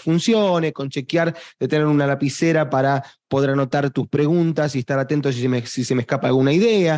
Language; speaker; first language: Spanish; native; Spanish